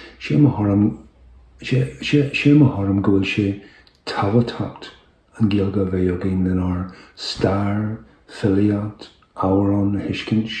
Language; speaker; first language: Irish; non-native, local second language; English